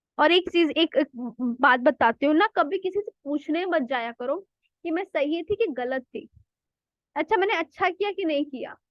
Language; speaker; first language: Hindi; native; Hindi